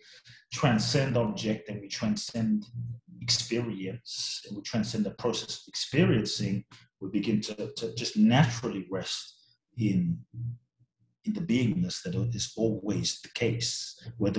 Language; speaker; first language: English; native; English